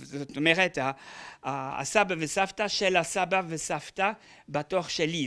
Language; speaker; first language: Hebrew; non-native, fluent; French